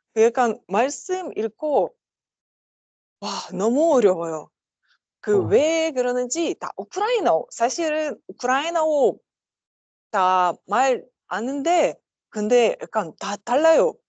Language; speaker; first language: Korean; non-native, learner; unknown